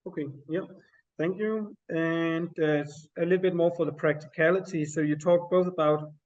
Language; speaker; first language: English; non-native, fluent; Danish